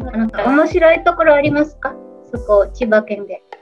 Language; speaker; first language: Japanese; non-native, learner; Indonesian